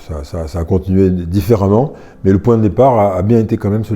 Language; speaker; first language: French; native; French